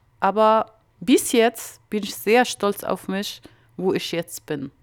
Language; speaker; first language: German; non-native, learner; Arabic